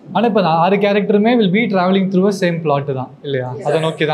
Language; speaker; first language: Tamil; native; Tamil